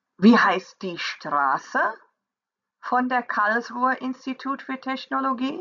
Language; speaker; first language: German; non-native, learner; English